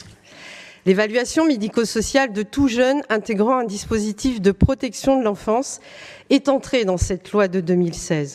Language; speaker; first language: French; native; French